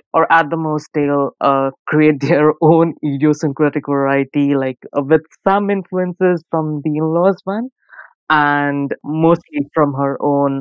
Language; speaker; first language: English; non-native, local second language; Urdu